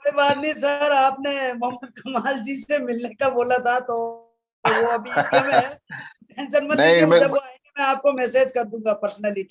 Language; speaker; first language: Hindi; native; Hindi